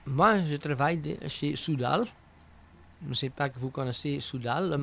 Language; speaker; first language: French; non-native, local second language; Dutch